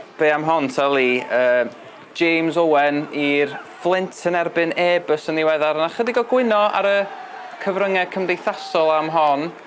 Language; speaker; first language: Welsh; native; Welsh